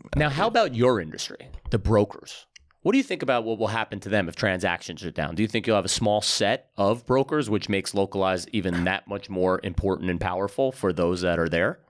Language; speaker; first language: English; non-native, fluent; Hebrew